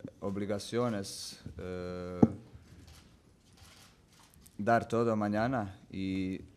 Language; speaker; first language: Spanish; non-native, learner; Croatian